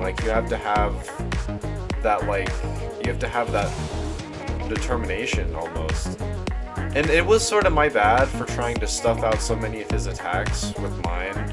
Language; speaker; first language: English; native; English